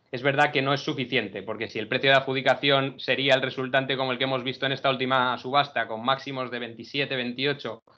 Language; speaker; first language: Spanish; native; Spanish